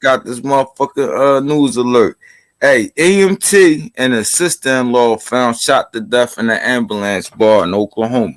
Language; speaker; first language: English; native; English